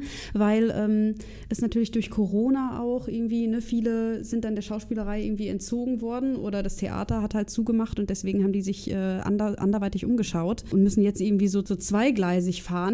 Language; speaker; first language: German; native; German